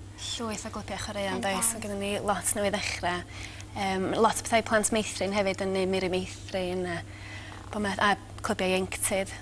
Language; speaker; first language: Welsh; native; Welsh